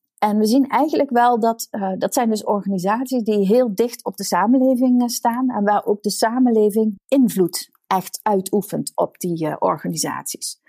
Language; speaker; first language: Dutch; native; Dutch